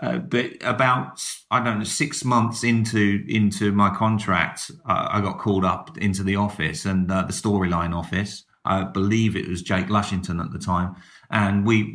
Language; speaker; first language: English; native; English